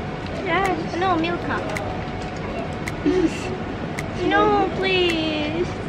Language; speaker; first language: English; non-native, learner; Indonesian